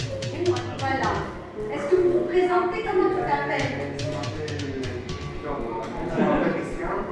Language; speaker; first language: French; non-native, fluent; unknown